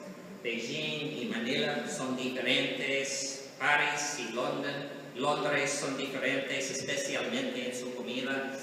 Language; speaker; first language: Spanish; non-native, learner; English